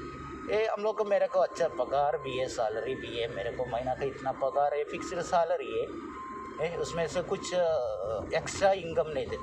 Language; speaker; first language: Hindi; non-native, local second language; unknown